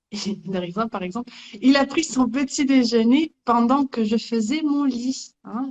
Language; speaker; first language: French; native; French